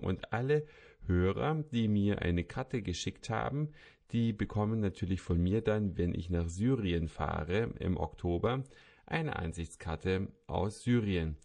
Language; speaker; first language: German; native; German